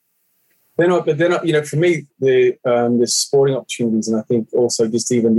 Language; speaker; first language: English; native; English